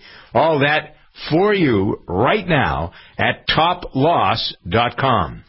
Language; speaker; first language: English; native; English